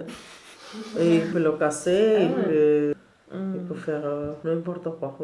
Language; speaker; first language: French; non-native, learner; Albanian